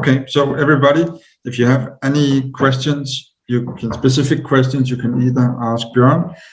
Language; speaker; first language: English; non-native, fluent; Danish